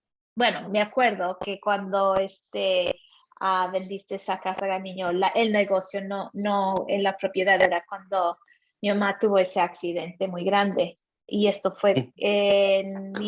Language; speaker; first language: Spanish; early bilingual, heritage; Spanish